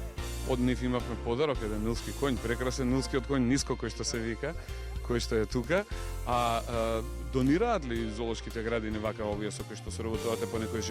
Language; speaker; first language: Macedonian; native; Macedonian